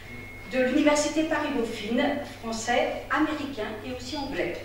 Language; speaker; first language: French; native; French